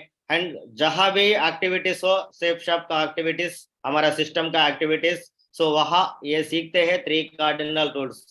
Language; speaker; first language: Hindi; non-native, local second language; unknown